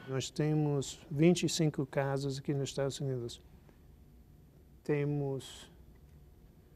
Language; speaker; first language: Portuguese; non-native, fluent; English